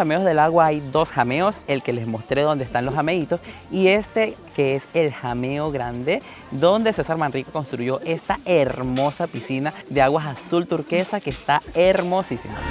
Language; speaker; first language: Spanish; native; Spanish